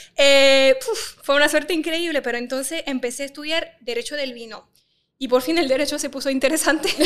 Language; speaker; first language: Spanish; non-native, fluent; French